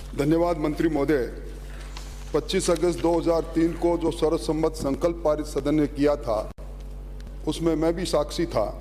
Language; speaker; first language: Hindi; native; Hindi